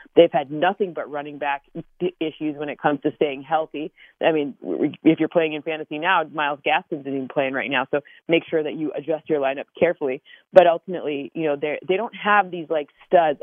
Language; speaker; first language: English; native; English